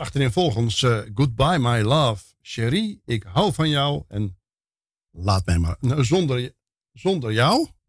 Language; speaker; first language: Dutch; native; Dutch